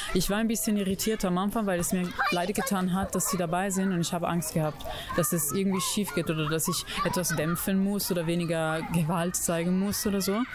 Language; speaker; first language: German; non-native, fluent; Italian